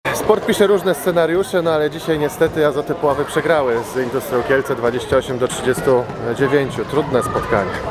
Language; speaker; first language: Polish; native; Polish